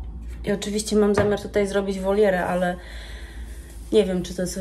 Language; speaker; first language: Polish; native; Polish